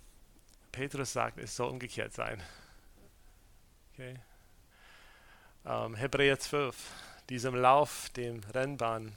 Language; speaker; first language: German; non-native, fluent; English